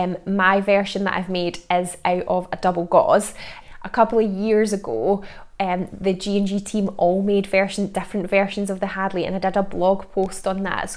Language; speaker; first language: English; native; English